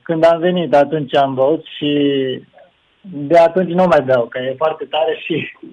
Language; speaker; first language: Romanian; non-native, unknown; Japanese